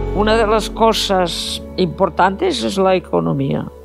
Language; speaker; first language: Spanish; non-native, local second language; Catalan